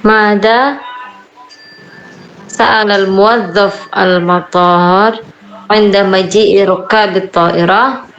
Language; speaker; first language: Arabic; non-native, fluent; Indonesian